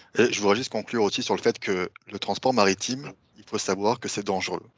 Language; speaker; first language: French; native; French